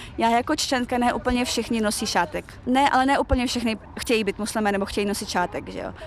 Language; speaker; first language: Czech; early bilingual, other home language; Chechen